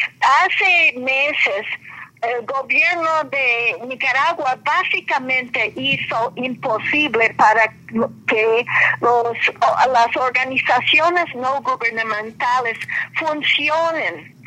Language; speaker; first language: Spanish; non-native, fluent; English